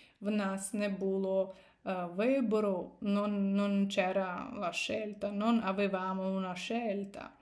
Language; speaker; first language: Italian; non-native, fluent; Ukrainian